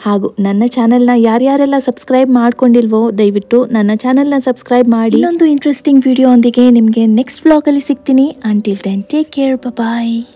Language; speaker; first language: Kannada; non-native, local second language; Konkani